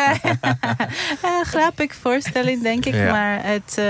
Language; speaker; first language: Dutch; non-native, learner; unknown